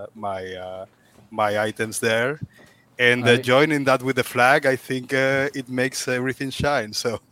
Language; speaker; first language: English; non-native, fluent; Spanish